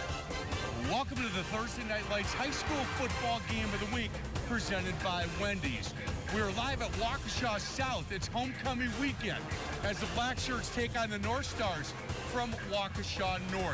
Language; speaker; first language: English; native; English